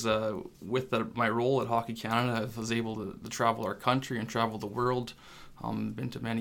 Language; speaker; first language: English; non-native, fluent; French